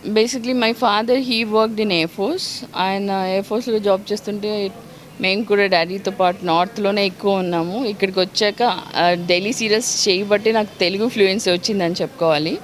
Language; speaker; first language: Telugu; non-native, local second language; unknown